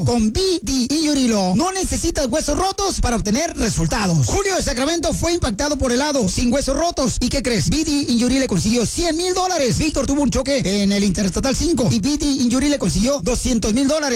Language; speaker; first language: Spanish; native; Spanish